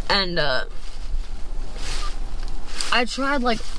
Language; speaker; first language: English; native; English